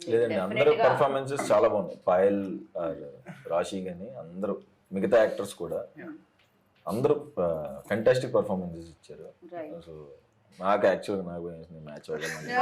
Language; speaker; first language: Telugu; native; Telugu